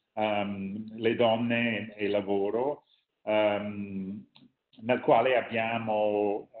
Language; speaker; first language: Italian; non-native, fluent; English